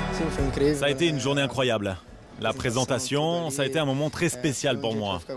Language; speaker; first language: French; native; French